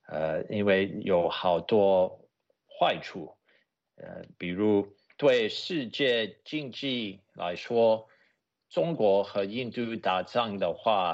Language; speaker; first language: Chinese; non-native, fluent; English